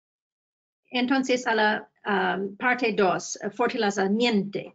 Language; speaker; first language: Spanish; non-native, fluent; English